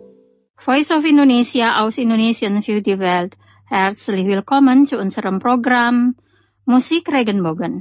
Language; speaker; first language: German; non-native, fluent; Indonesian